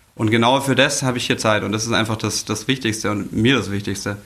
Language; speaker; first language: German; native; German